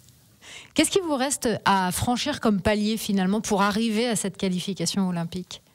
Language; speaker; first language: French; native; French